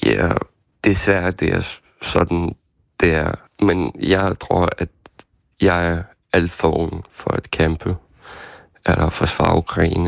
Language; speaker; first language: Danish; non-native, fluent; Ukrainian